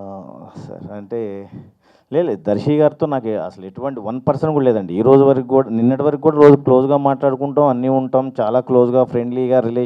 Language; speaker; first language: Telugu; native; Telugu